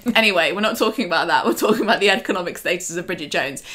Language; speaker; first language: English; native; English